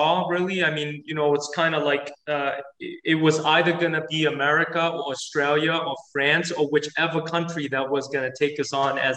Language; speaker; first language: English; native; English